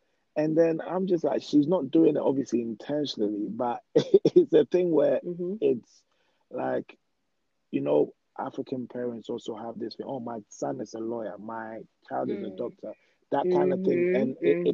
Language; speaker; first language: English; non-native, local second language; Akan